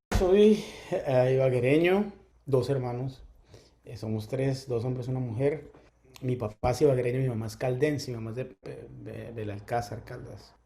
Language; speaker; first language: Spanish; native; Spanish